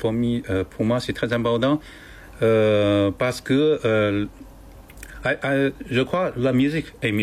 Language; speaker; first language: French; non-native, learner; Chinese